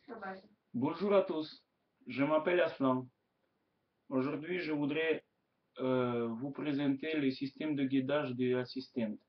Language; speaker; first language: French; non-native, learner; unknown